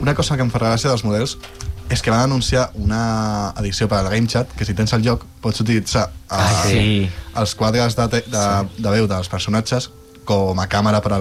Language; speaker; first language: Catalan; native; Catalan